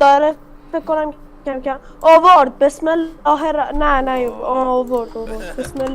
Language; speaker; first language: Persian; native; Persian